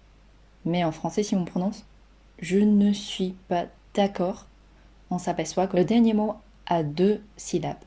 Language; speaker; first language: French; non-native, fluent; Chinese